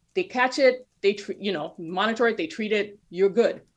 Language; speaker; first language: English; non-native, local second language; Yoruba